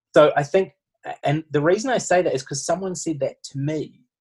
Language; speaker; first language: English; native; English